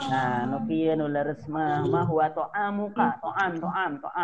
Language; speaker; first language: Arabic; non-native, learner; Indonesian